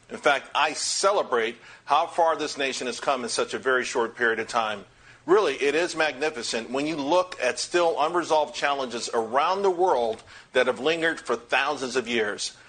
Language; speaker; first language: English; native; English